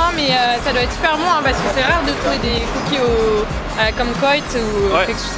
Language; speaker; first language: French; native; French